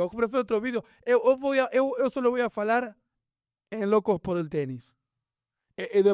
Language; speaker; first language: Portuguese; non-native, learner; Spanish